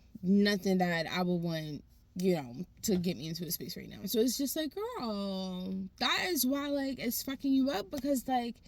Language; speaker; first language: English; native; English